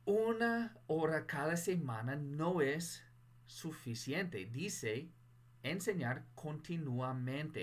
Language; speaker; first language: Spanish; non-native, fluent; English